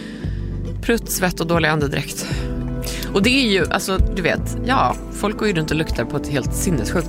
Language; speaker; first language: Swedish; native; Swedish